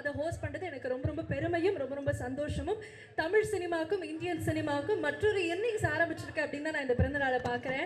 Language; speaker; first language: Tamil; native; Tamil